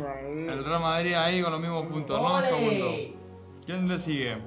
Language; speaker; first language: Spanish; native; Spanish